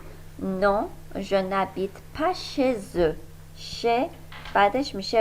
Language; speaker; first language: French; non-native, fluent; Persian